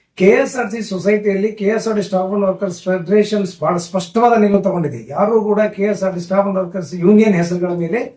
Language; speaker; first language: Kannada; native; Kannada